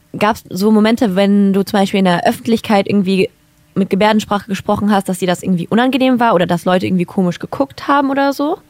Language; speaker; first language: German; native; German